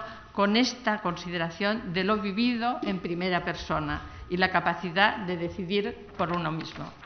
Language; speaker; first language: Spanish; native; Spanish